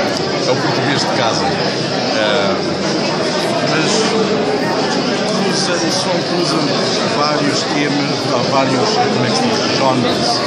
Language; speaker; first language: Portuguese; early bilingual, heritage; English